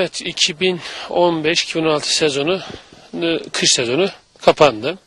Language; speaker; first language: Turkish; native; Turkish